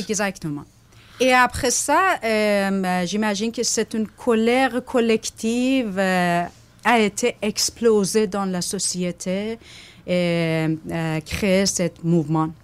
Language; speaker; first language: French; non-native, fluent; Persian